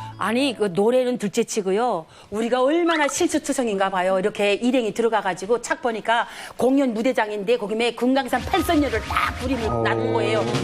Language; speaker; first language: Korean; native; Korean